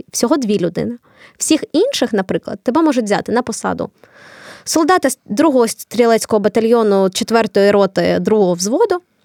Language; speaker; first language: Ukrainian; non-native, local second language; Russian